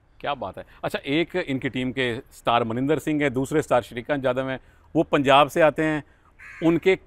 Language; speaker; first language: Hindi; native; Hindi